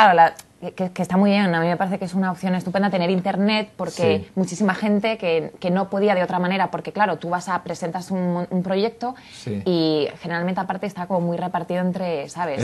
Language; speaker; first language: Spanish; native; Spanish